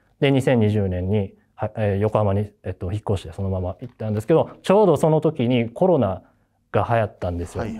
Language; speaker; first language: Japanese; native; Japanese